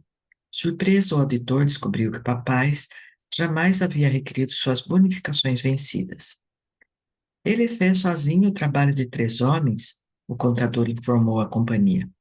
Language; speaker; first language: Portuguese; native; Portuguese